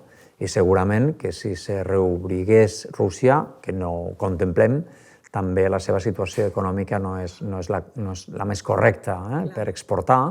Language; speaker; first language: Catalan; native; Catalan